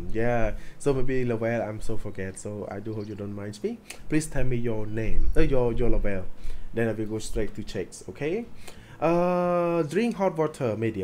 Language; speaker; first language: English; non-native, learner; Khmer